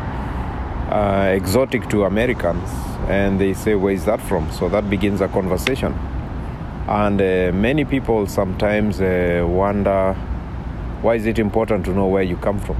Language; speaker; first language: English; non-native, local second language; Masai